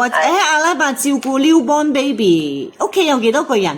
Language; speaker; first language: Cantonese; native; Cantonese